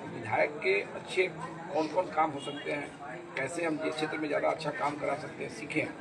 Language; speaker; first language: Hindi; native; Hindi